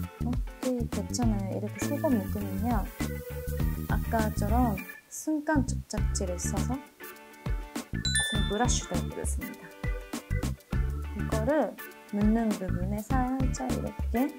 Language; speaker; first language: Korean; non-native, fluent; Japanese